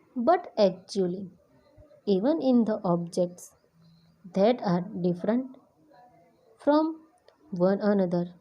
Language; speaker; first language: English; non-native, local second language; Gujarati